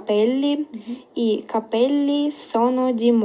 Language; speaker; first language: Italian; non-native, learner; Ukrainian